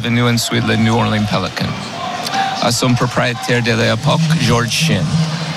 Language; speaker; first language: French; non-native, learner; English